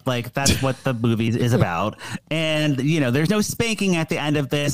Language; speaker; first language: English; native; English